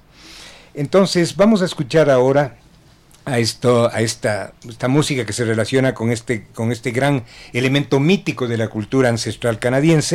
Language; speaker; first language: Spanish; native; Spanish